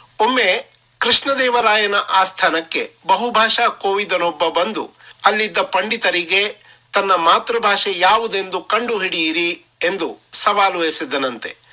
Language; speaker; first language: Kannada; non-native, local second language; Marathi